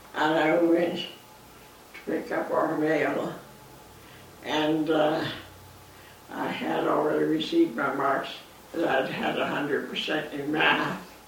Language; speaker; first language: English; native; English